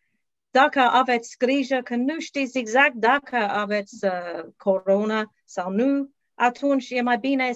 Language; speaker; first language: Romanian; non-native, learner; English